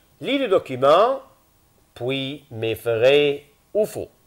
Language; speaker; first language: French; non-native, fluent; Arabic